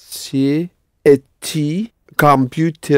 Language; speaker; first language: Russian; non-native, learner; English